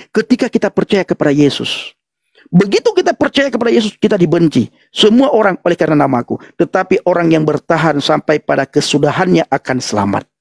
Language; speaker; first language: Indonesian; native; Indonesian